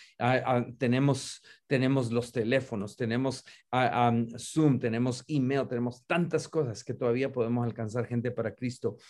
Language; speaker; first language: Spanish; native; Spanish